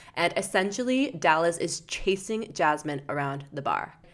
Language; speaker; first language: English; native; English